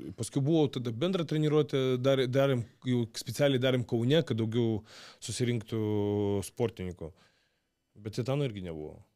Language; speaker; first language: Lithuanian; non-native, local second language; Russian